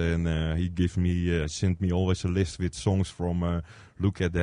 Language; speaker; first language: English; non-native, learner; Dutch